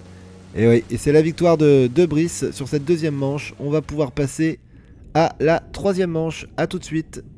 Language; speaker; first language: French; native; French